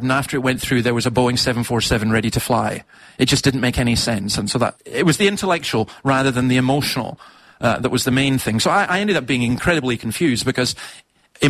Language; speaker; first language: English; native; English